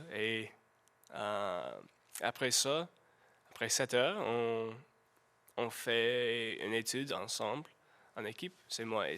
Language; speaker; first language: French; non-native, learner; English